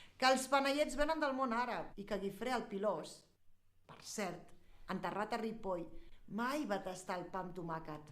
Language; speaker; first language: Catalan; early bilingual, other home language; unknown